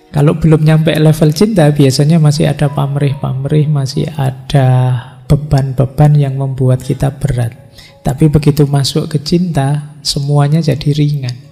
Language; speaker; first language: Indonesian; non-native, local second language; Javanese